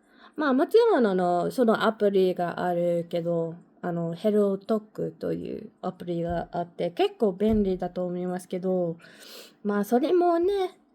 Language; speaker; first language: Japanese; non-native, learner; English